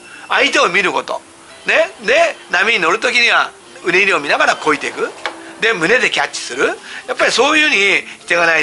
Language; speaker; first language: Japanese; native; Japanese